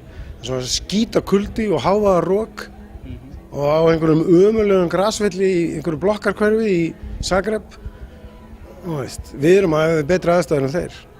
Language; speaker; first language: Icelandic; native; Icelandic